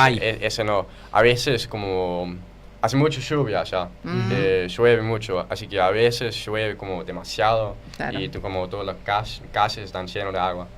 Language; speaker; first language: Spanish; non-native, fluent; Danish